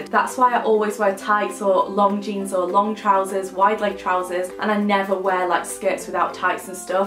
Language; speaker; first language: English; native; English